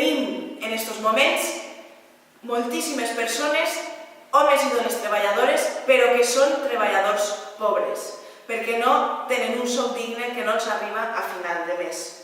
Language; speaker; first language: Catalan; native; Catalan